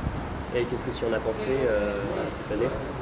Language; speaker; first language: French; native; French